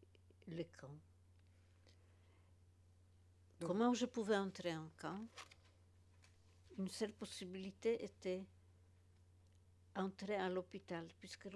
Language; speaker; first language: French; non-native, fluent; Polish